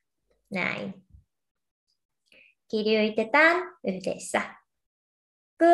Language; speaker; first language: Finnish; non-native, fluent; Korean